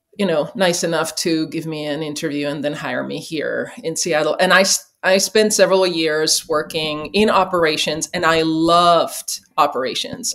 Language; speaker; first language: English; non-native, fluent; Czech